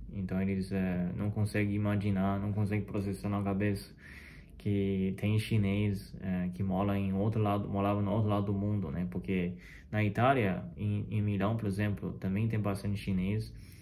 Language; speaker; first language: Portuguese; non-native, fluent; Chinese